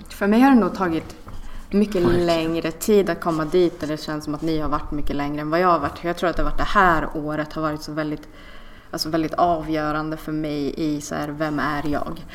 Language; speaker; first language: Swedish; native; Swedish